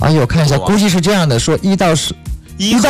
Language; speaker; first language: Chinese; native; Chinese